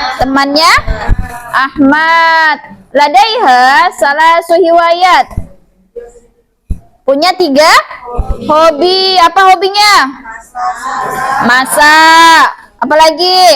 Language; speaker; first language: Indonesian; native; Indonesian